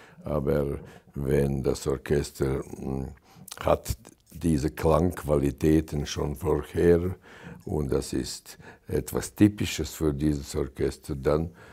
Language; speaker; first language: German; non-native, fluent; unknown